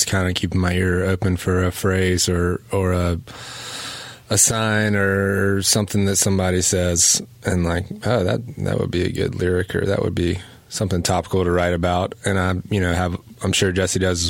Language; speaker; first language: English; native; English